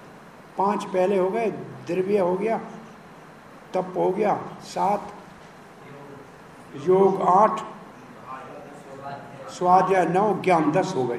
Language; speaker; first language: Hindi; native; Hindi